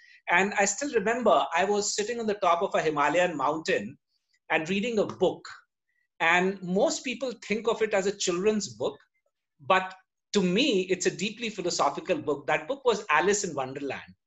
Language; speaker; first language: English; non-native, local second language; Hindi